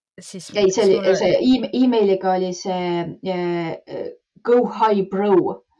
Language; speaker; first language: Estonian; non-native, local second language; Russian